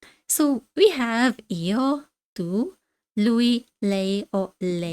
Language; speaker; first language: Italian; non-native, fluent; English